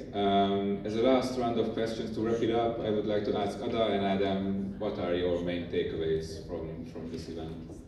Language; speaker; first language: English; non-native, fluent; Hungarian